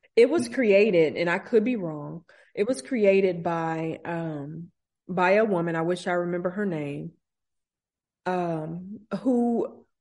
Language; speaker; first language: English; native; English